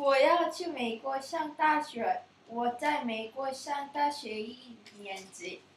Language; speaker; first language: Chinese; non-native, learner; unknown